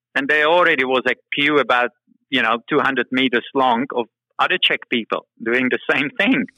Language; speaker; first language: English; non-native, fluent; Czech